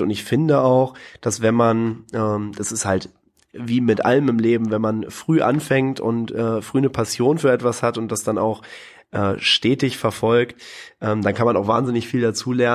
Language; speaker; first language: German; native; German